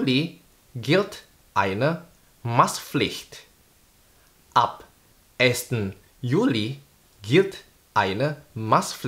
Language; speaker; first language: German; non-native, fluent; Indonesian